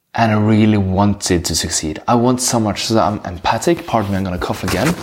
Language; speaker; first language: English; non-native, fluent; Norwegian